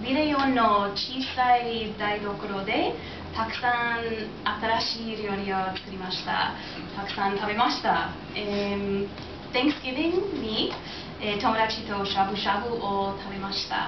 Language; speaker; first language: Japanese; non-native, learner; English